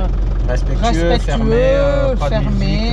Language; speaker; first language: French; native; French